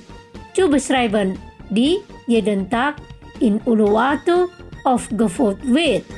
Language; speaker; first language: German; non-native, fluent; Indonesian